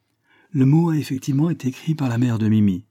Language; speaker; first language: French; native; French